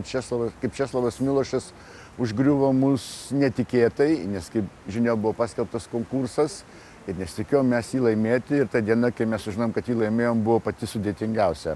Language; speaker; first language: Lithuanian; native; Lithuanian